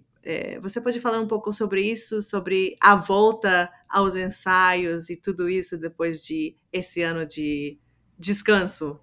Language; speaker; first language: Portuguese; non-native, fluent; English